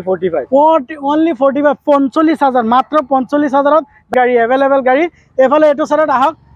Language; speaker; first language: Assamese; non-native, local second language; Bangla